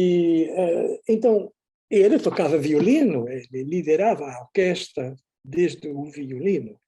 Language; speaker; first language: Portuguese; non-native, fluent; Dutch